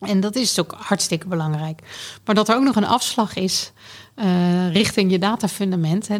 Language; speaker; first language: Dutch; native; Dutch